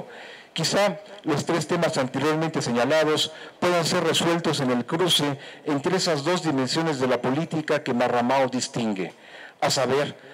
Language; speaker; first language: Spanish; native; Spanish